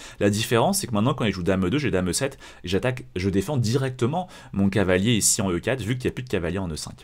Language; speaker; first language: French; native; French